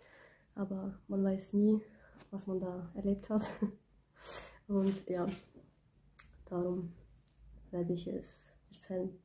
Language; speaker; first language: German; early bilingual, other home language; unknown